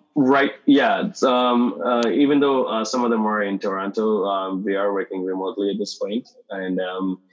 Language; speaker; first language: English; non-native, local second language; Tamil